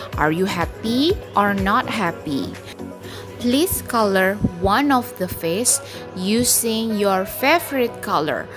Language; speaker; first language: English; non-native, fluent; Indonesian